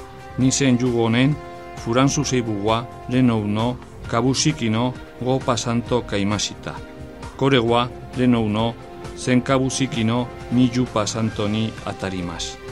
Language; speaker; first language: Japanese; non-native, learner; Spanish